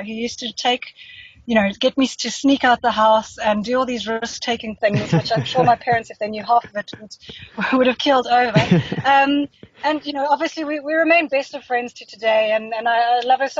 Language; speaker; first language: English; native; English